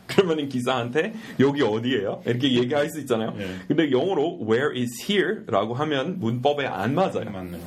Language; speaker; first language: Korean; non-native, fluent; English